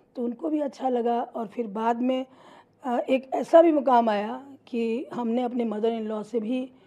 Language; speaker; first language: Hindi; native; Hindi